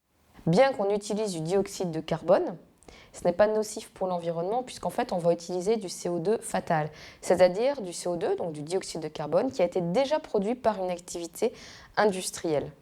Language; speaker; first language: French; native; French